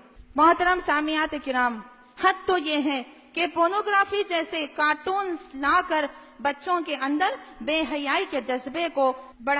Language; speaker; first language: Urdu; native; Urdu